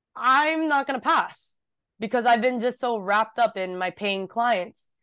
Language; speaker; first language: English; early bilingual, other home language; Japanese